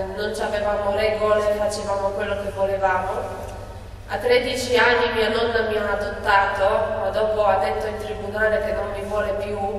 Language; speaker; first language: Italian; non-native, fluent; Polish